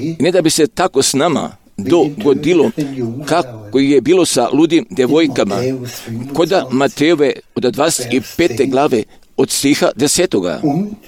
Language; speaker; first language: Croatian; non-native, local second language; Romany